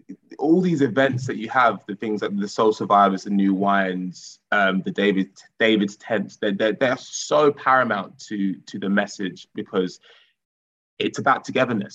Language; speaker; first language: English; native; English